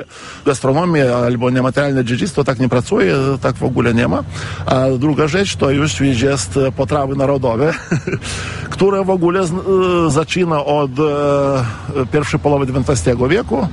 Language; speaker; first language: Polish; non-native, fluent; Lithuanian